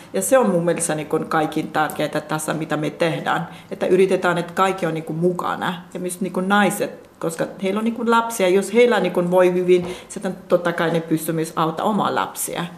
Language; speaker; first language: Finnish; non-native, fluent; Persian